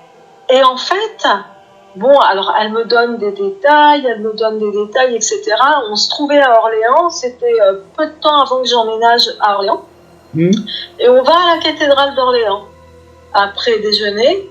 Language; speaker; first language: French; native; French